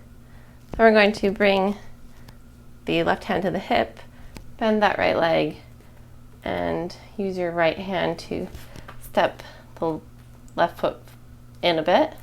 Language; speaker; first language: English; native; English